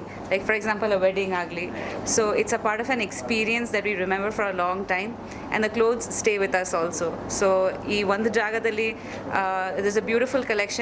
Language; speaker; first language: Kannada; non-native, fluent; Bangla